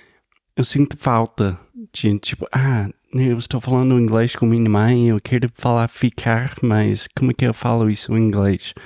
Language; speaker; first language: Portuguese; non-native, fluent; English